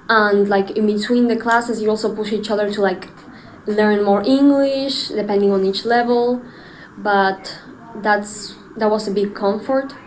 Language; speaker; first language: English; non-native, fluent; Spanish